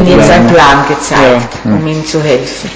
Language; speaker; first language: German; non-native, fluent; Italian